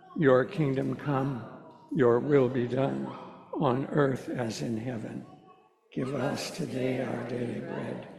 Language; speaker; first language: English; native; English